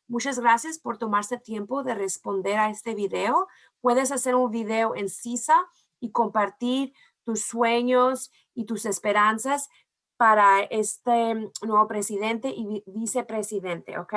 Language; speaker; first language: Spanish; early bilingual, heritage; Spanish